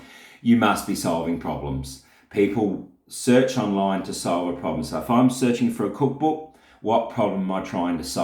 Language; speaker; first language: English; native; English